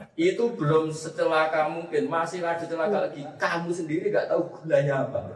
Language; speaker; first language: Indonesian; non-native, local second language; Javanese